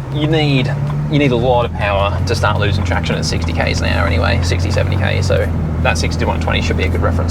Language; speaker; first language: English; native; English